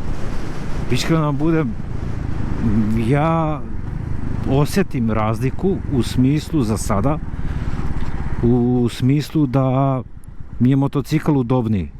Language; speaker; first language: Serbian; native; Serbian